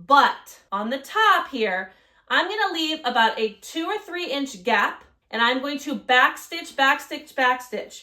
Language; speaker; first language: English; native; English